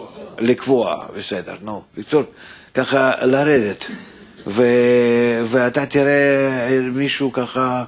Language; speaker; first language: Hebrew; non-native, fluent; Russian